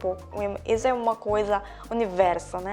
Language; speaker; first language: Portuguese; non-native, fluent; Korean